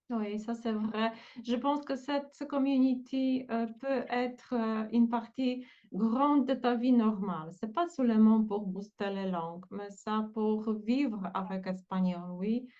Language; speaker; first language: French; non-native, fluent; Polish